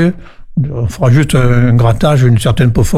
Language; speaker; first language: French; native; French